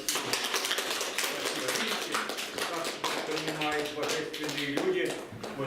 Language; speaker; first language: Russian; native; Russian